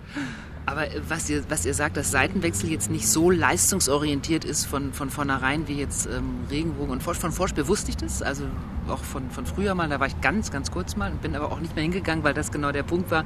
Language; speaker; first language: German; native; German